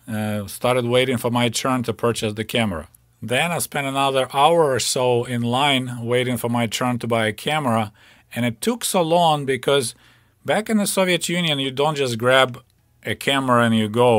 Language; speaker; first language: English; non-native, fluent; Ukrainian